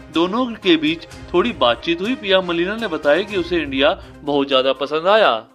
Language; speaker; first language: Hindi; native; Hindi